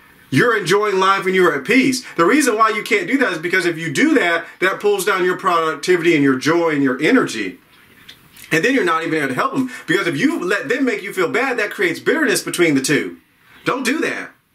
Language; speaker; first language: English; native; English